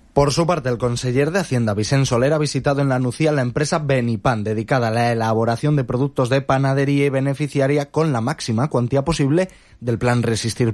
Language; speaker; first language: Spanish; native; Spanish